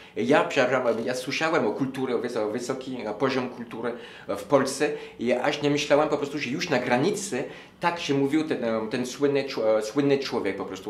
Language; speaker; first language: Polish; non-native, learner; French